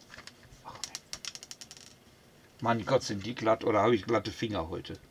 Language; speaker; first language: German; native; German